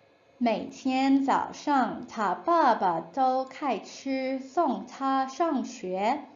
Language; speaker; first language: Chinese; non-native, fluent; English